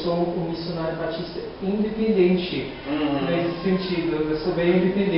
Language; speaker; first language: Portuguese; non-native, learner; English